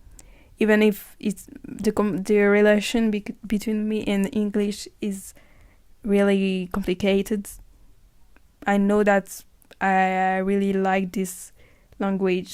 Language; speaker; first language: English; non-native, learner; French